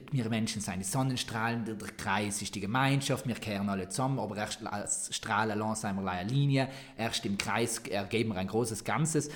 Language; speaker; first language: German; native; German